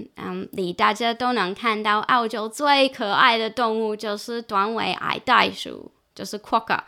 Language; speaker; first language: Chinese; non-native, fluent; English